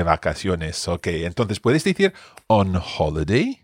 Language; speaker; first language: Spanish; non-native, fluent; English